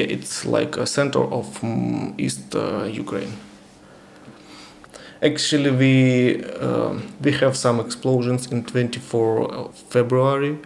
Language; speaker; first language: English; non-native, learner; Ukrainian